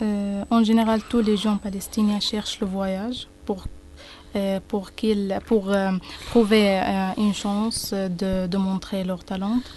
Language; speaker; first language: French; non-native, learner; Arabic